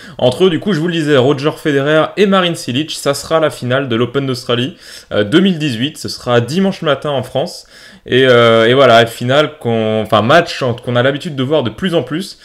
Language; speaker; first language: French; native; French